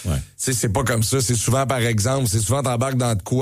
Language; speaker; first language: French; native; French